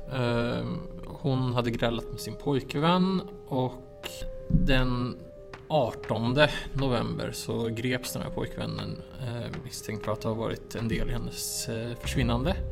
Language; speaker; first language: Swedish; native; Swedish